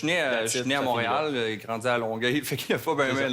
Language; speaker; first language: French; native; French